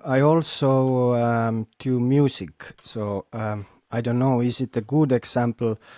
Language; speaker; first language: English; non-native, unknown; Estonian